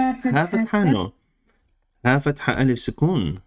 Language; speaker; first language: Arabic; non-native, fluent; English